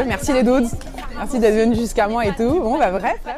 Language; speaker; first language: French; native; French